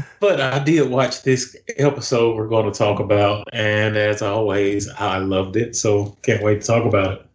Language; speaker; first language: English; native; English